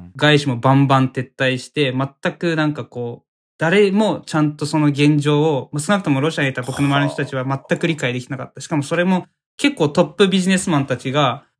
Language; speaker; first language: Japanese; native; Japanese